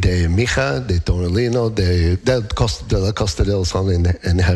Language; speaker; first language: Spanish; non-native, learner; English